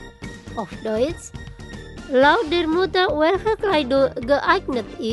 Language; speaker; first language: German; non-native, fluent; Indonesian